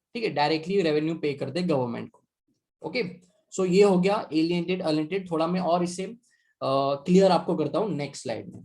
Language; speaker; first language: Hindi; non-native, local second language; Marathi